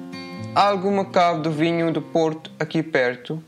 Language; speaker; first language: Portuguese; non-native, learner; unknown